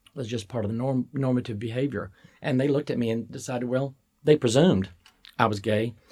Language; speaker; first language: English; native; English